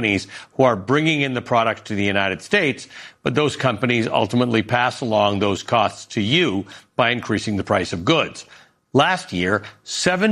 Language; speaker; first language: English; native; English